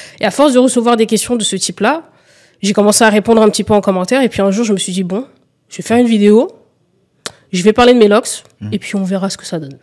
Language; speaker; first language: French; early bilingual, other home language; Lingala